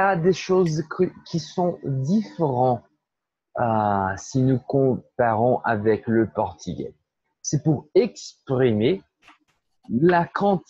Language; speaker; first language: French; non-native, fluent; Portuguese